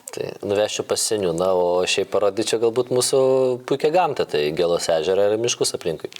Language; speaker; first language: Lithuanian; non-native, local second language; Polish